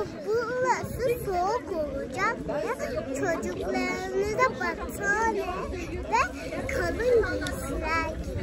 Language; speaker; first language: Turkish; non-native, learner; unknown